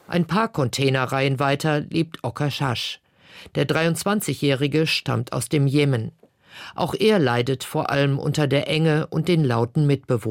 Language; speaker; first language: German; native; German